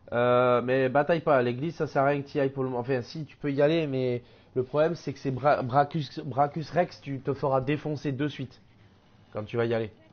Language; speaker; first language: French; native; French